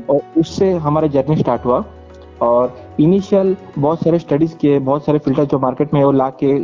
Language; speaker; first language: Hindi; non-native, local second language; Kannada